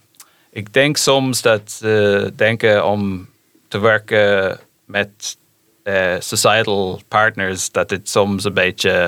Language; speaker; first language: Dutch; non-native, fluent; English